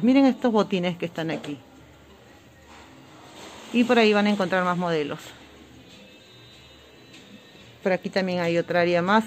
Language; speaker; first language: Spanish; native; Spanish